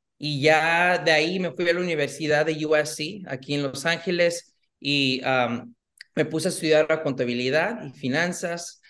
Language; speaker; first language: Spanish; early bilingual, heritage; Spanish